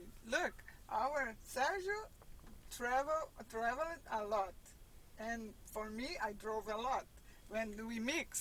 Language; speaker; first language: English; non-native, learner; Portuguese